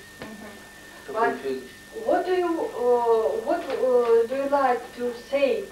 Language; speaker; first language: English; non-native, learner; Russian